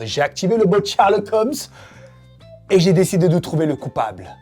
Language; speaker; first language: French; native; French